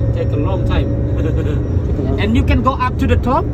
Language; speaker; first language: English; non-native, learner; Indonesian